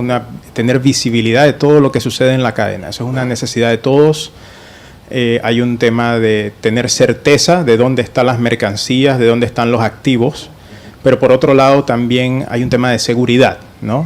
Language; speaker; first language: Spanish; native; Spanish